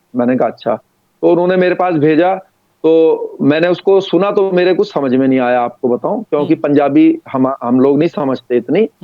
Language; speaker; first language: Hindi; native; Hindi